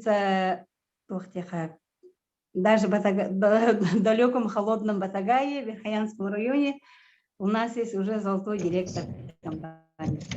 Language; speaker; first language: Russian; non-native, local second language; Yakut